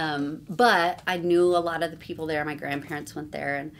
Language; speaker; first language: English; native; English